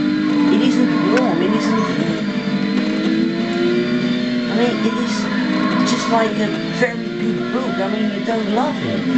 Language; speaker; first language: English; non-native, fluent; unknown